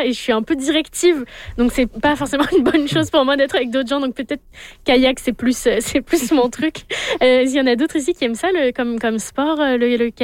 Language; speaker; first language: French; native; French